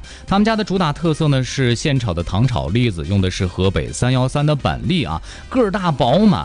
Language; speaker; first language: Chinese; native; Chinese